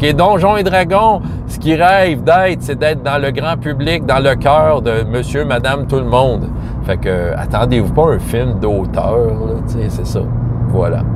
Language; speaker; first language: French; native; French